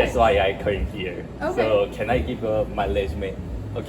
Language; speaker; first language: English; non-native, learner; Korean